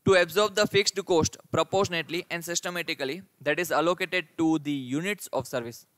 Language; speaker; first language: English; non-native, local second language; Gujarati